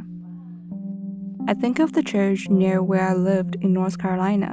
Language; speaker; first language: English; non-native, fluent; Chinese